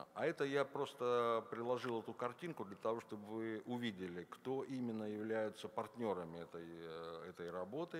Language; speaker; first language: Russian; native; Russian